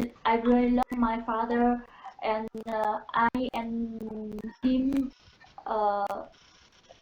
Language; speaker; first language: English; non-native, learner; Vietnamese